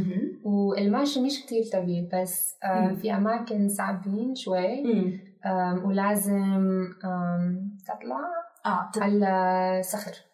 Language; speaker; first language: Arabic; non-native, learner; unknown